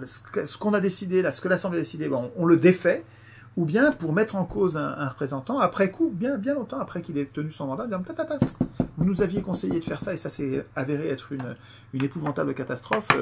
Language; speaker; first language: French; native; French